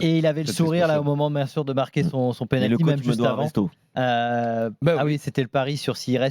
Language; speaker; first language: French; native; French